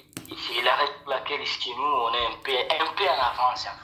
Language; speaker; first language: French; non-native, local second language; Rundi